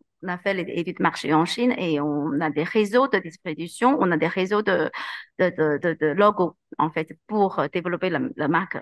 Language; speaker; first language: French; non-native, learner; Chinese